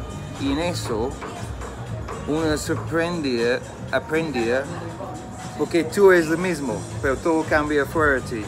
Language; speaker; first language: Spanish; non-native, learner; English